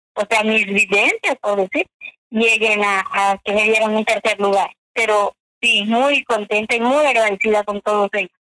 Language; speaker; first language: Spanish; native; Spanish